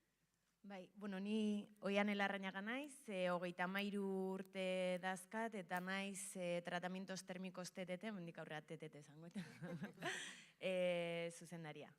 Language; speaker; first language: Basque; native; Basque